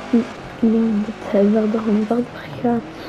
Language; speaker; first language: Dutch; non-native, local second language; French